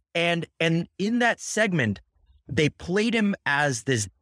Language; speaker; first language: English; early bilingual, other home language; Russian